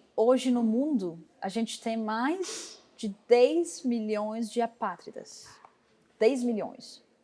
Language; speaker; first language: Portuguese; non-native, fluent; Arabic